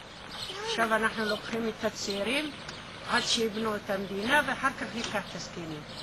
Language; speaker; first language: Hebrew; early bilingual, other home language; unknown